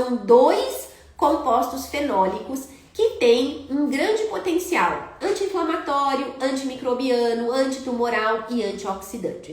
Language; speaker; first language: Portuguese; native; Portuguese